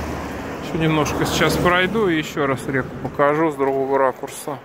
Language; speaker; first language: Russian; native; Russian